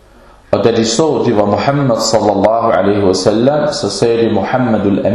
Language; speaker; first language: Danish; early bilingual, other home language; Arabic